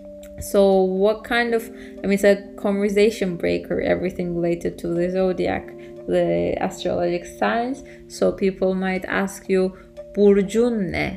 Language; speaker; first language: English; non-native, fluent; Turkish